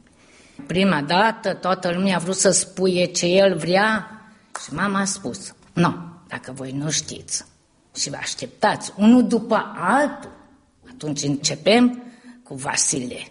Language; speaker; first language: Romanian; early bilingual, heritage; Romanian